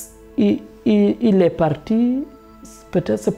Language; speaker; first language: French; non-native, local second language; Fula